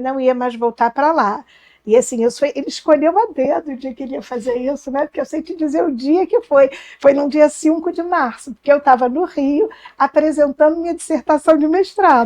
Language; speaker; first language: Portuguese; native; Portuguese